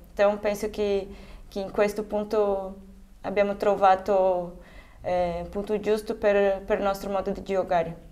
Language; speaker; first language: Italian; non-native, fluent; Portuguese